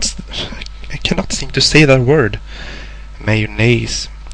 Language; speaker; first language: English; non-native, fluent; Swedish